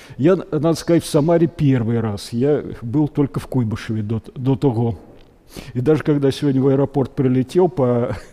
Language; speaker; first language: Russian; native; Russian